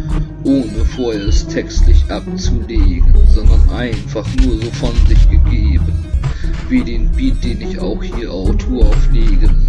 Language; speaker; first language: German; native; German